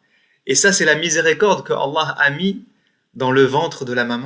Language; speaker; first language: French; native; French